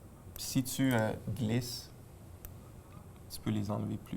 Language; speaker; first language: French; native; French